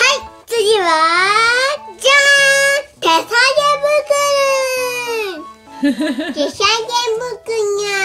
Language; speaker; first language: Japanese; native; Japanese